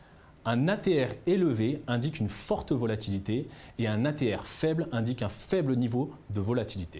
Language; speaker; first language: French; native; French